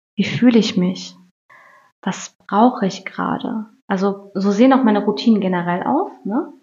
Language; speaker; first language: German; early bilingual, other home language; Turkish